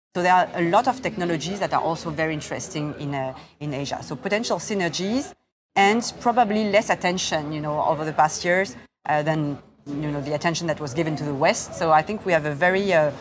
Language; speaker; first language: English; non-native, fluent; Korean